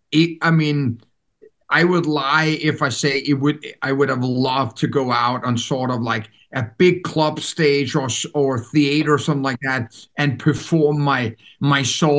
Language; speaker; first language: English; non-native, fluent; Danish